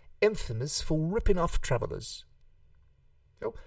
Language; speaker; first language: English; non-native, fluent; Hungarian